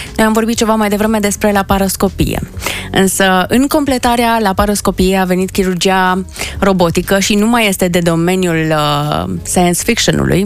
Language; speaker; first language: Romanian; native; Romanian